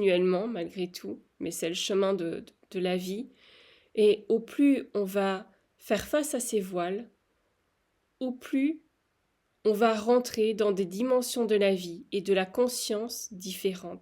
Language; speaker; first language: French; native; French